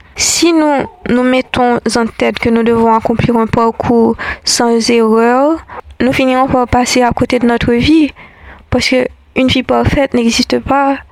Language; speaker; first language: French; non-native, local second language; Haitian Creole